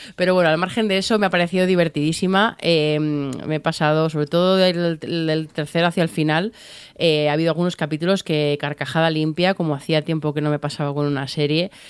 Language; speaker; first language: Spanish; native; Spanish